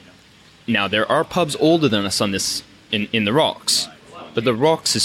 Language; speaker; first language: English; native; English